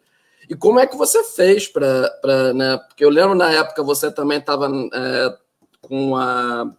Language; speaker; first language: Portuguese; native; Portuguese